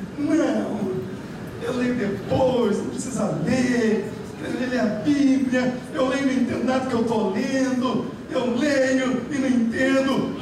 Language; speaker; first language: Portuguese; native; Portuguese